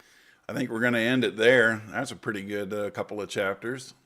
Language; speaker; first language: English; native; English